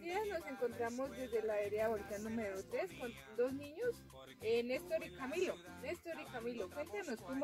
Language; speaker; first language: Spanish; native; Spanish